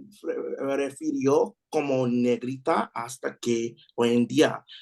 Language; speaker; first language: Spanish; non-native, learner; English